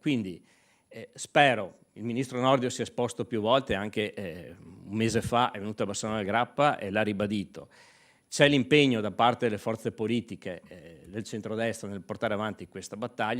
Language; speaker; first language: Italian; native; Italian